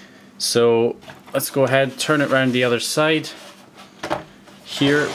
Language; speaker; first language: English; native; English